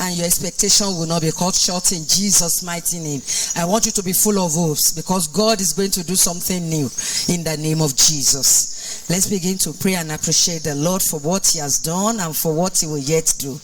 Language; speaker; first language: English; non-native, local second language; Yoruba